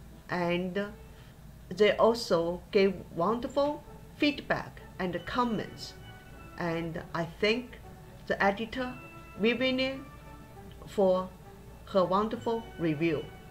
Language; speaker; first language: English; non-native, fluent; Chinese